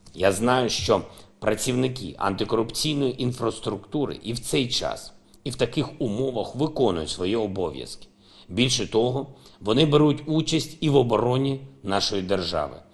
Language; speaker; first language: Ukrainian; non-native, local second language; Russian